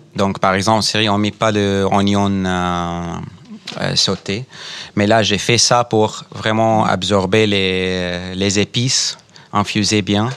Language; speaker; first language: French; non-native, fluent; Arabic